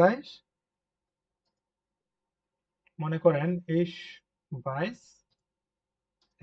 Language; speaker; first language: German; non-native, fluent; Bangla